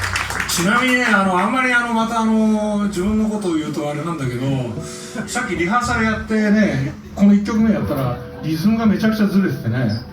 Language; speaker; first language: Japanese; native; Japanese